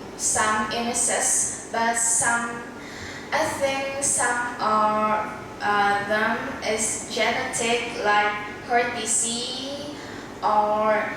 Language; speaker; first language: English; non-native, learner; Vietnamese